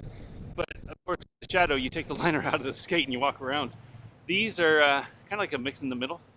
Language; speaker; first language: English; native; English